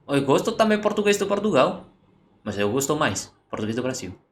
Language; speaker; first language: Portuguese; non-native, learner; Indonesian